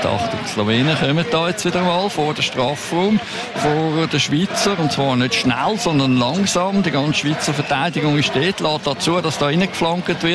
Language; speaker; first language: German; native; German